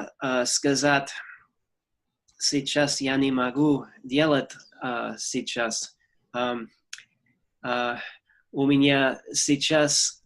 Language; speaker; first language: Russian; non-native, learner; English